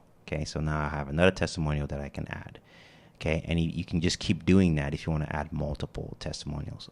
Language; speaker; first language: English; native; English